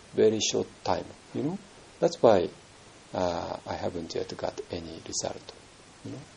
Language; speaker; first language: English; non-native, fluent; Japanese